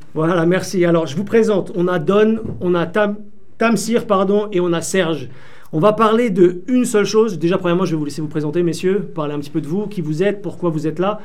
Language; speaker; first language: French; native; French